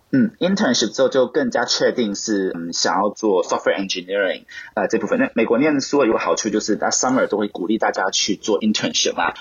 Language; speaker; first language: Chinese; non-native, local second language; Cantonese